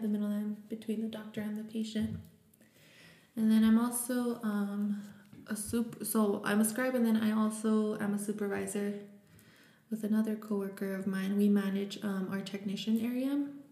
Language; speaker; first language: English; early bilingual, other home language; Spanish